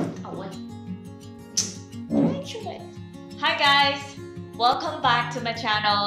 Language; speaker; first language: English; non-native, fluent; Vietnamese